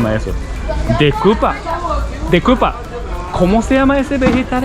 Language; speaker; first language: Spanish; non-native, learner; Japanese